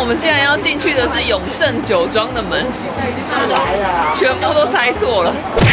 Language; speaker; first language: Chinese; native; Chinese